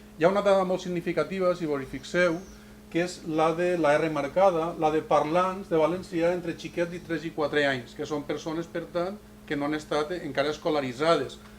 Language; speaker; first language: Catalan; native; Catalan